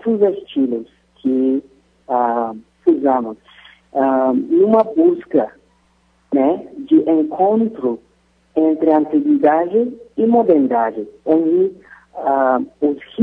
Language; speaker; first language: Portuguese; non-native, fluent; Yoruba